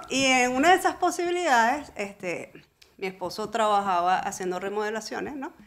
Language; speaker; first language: Spanish; native; Spanish